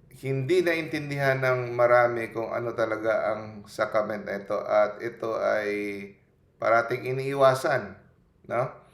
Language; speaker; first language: Filipino; non-native, local second language; Cebuano